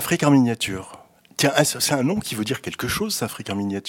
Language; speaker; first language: French; native; French